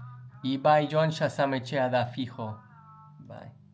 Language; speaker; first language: Basque; non-native, learner; English